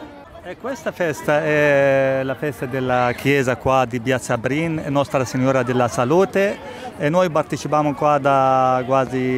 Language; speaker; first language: Italian; non-native, fluent; Arabic